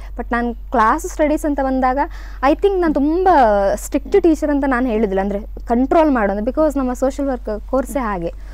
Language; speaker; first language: Kannada; native; Kannada